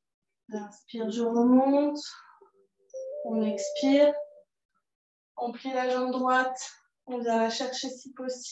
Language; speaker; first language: French; native; French